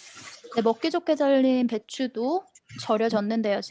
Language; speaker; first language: Korean; native; Korean